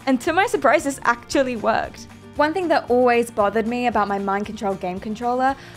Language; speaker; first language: English; native; English